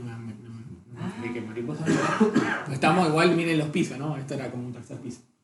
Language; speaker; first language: Spanish; native; Spanish